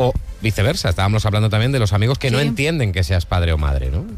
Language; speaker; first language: Spanish; native; Spanish